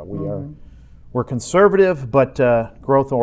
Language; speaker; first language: English; native; English